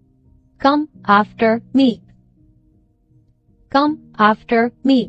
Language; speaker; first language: English; non-native, fluent; Urdu